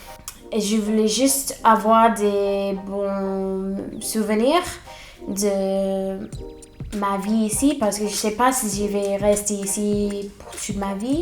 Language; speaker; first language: French; non-native, fluent; English